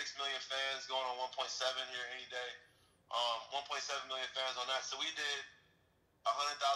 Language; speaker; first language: English; native; English